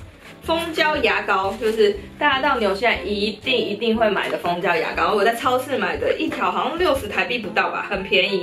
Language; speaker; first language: Chinese; native; Chinese